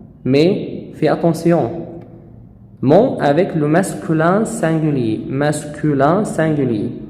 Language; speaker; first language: French; non-native, fluent; Arabic